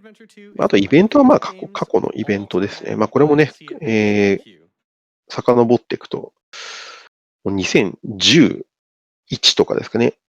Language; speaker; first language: Japanese; native; Japanese